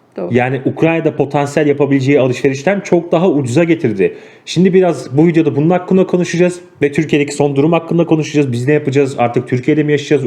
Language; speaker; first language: Turkish; native; Turkish